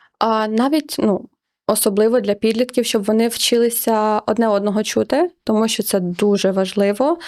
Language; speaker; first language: Ukrainian; native; Ukrainian